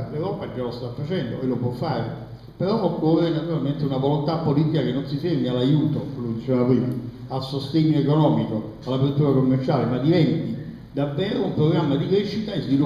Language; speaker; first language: Italian; native; Italian